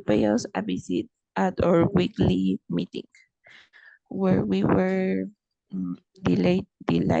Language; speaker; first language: English; non-native, fluent; Spanish